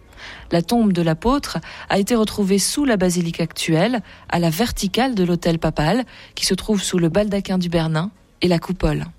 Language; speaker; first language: French; native; French